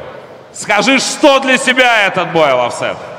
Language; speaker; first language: Russian; native; Russian